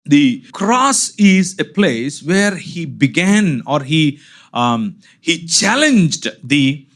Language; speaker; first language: English; non-native, local second language; Telugu